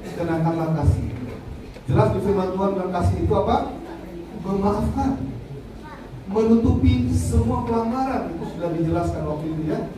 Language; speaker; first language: Indonesian; native; Indonesian